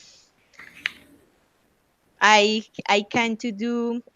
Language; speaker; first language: English; non-native, learner; Spanish